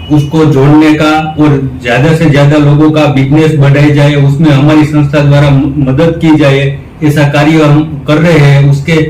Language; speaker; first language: Hindi; non-native, local second language; Gujarati